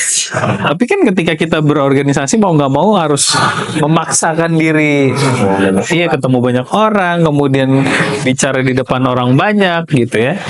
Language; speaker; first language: Indonesian; native; Indonesian